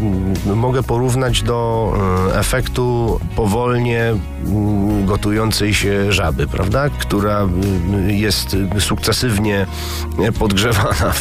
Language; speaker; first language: Polish; native; Polish